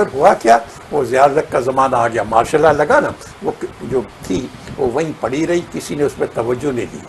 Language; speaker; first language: Urdu; non-native, local second language; Sindhi